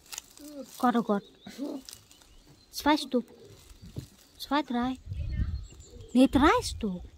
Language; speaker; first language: German; non-native, learner; Vietnamese